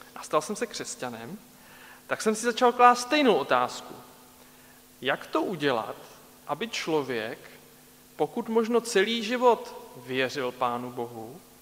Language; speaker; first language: Czech; native; Czech